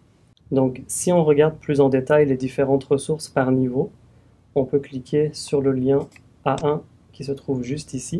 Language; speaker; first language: French; native; French